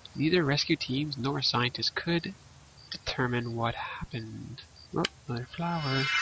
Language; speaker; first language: English; native; English